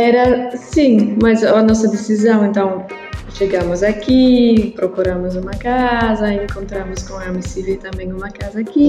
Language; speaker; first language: Portuguese; non-native, learner; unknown